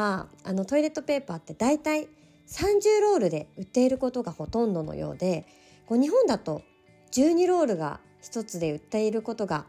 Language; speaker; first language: Japanese; native; Japanese